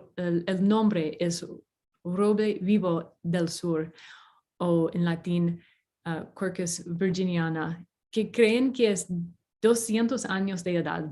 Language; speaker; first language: Spanish; non-native, fluent; English